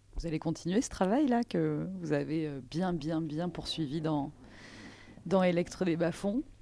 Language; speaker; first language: French; native; French